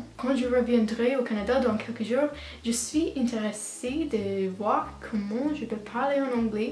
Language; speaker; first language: French; non-native, learner; English